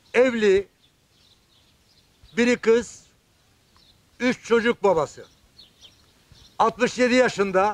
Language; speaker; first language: Turkish; native; Turkish